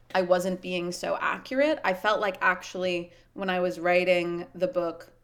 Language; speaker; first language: English; native; English